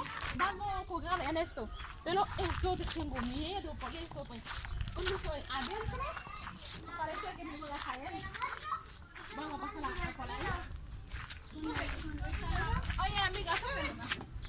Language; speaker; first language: Spanish; non-native, learner; Haitian Creole